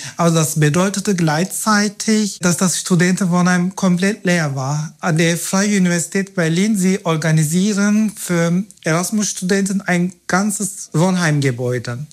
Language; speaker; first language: German; non-native, fluent; Turkish